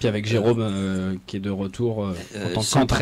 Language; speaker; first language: French; native; French